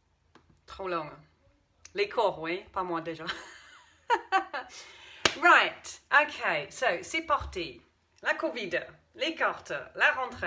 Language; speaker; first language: French; non-native, fluent; English